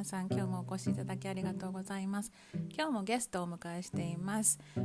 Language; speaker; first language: Japanese; native; Japanese